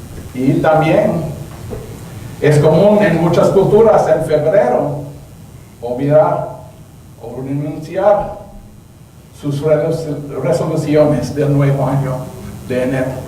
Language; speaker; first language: Spanish; non-native, learner; English